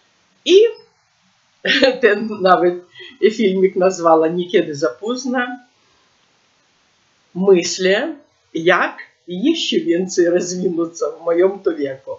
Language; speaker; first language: Polish; non-native, learner; Ukrainian